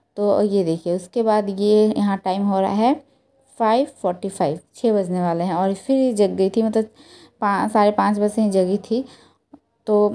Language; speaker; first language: Hindi; native; Hindi